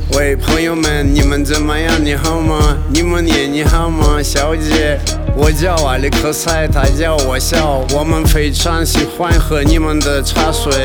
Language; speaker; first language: Chinese; non-native, learner; Russian